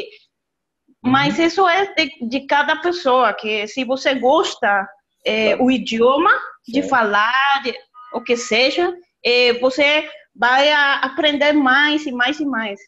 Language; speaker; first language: Portuguese; non-native, learner; Spanish